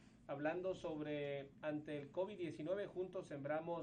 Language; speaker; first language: Spanish; native; Spanish